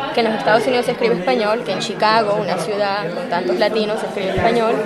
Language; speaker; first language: Spanish; native; Spanish